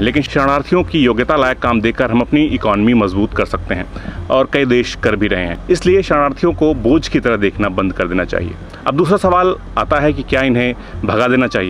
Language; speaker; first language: Hindi; native; Hindi